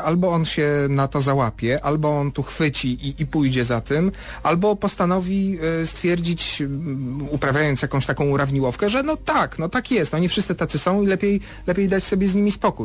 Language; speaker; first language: Polish; native; Polish